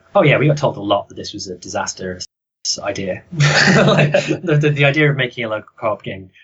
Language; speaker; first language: English; native; English